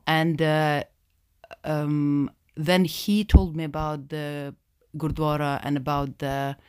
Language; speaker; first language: English; non-native, fluent; Russian